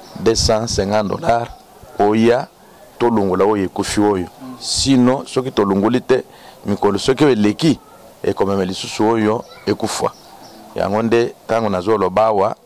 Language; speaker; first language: Lingala; native; Lingala